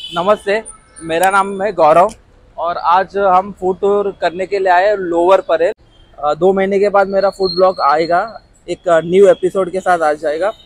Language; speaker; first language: Hindi; non-native, local second language; Marathi